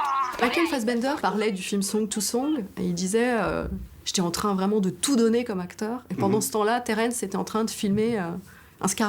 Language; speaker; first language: French; native; French